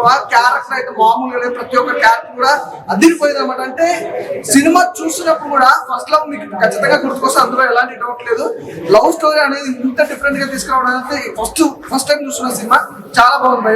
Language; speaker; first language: Telugu; native; Telugu